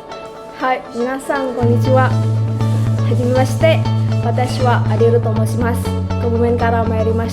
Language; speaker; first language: Japanese; non-native, learner; Indonesian